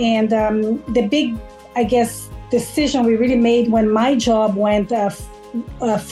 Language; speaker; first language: English; non-native, fluent; Portuguese